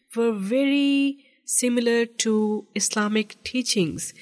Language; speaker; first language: English; non-native, local second language; Urdu